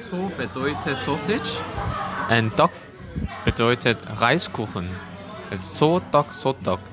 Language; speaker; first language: German; non-native, learner; Korean